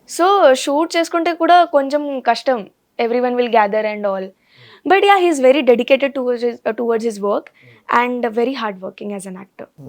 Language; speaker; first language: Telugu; non-native, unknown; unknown